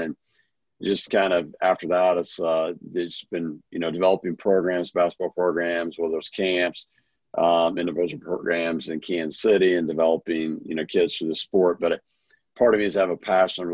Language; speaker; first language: English; native; English